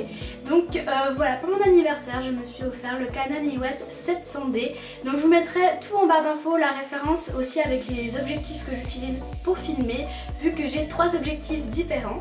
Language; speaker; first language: French; native; French